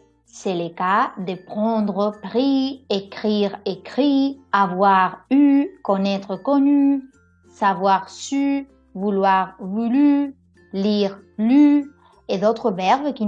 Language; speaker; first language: French; non-native, fluent; Spanish